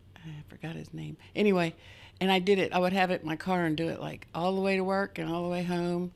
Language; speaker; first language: English; native; English